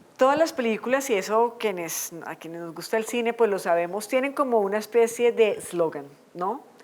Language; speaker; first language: Spanish; native; Spanish